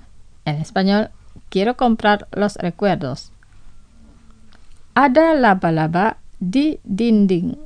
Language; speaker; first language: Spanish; non-native, fluent; Indonesian